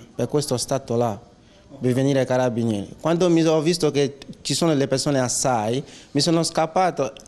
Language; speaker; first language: Italian; non-native, learner; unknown